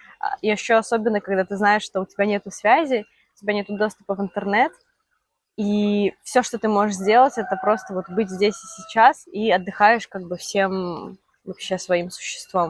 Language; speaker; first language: Russian; native; Russian